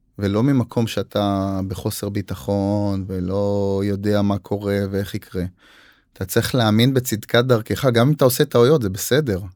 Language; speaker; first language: Hebrew; native; Hebrew